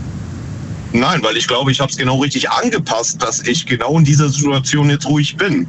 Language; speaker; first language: German; native; German